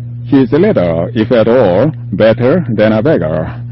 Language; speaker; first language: English; non-native, fluent; Korean